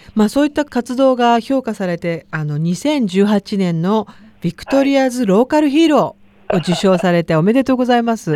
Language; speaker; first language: Japanese; native; Japanese